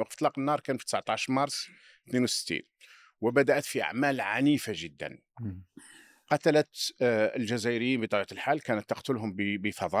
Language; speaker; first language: Arabic; native; Arabic